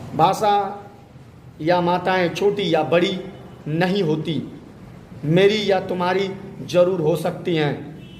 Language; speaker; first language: Hindi; native; Hindi